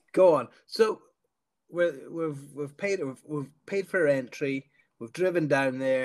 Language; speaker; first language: English; native; English